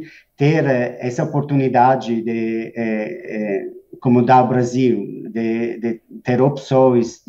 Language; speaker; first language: Portuguese; non-native, fluent; Spanish